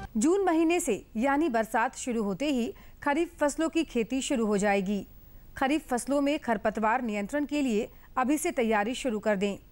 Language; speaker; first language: Hindi; native; Hindi